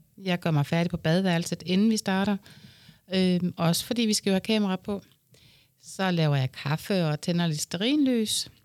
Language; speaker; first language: Danish; native; Danish